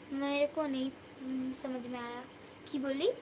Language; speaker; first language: Hindi; non-native, local second language; Bangla